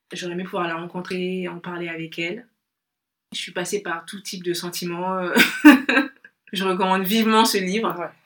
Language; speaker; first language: French; non-native, local second language; Bambara